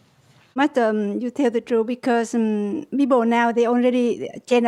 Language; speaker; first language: English; non-native, learner; Vietnamese